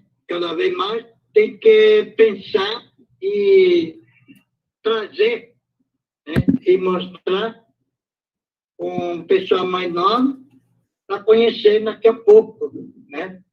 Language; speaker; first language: Portuguese; non-native, local second language; Guarani